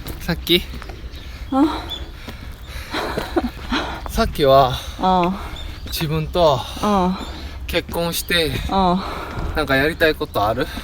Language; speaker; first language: Japanese; non-native, fluent; Korean